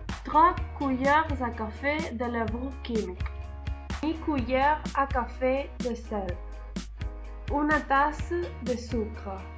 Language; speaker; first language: French; non-native, learner; Spanish